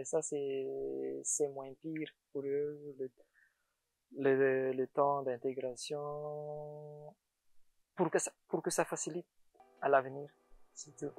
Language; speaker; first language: French; non-native, local second language; Malagasy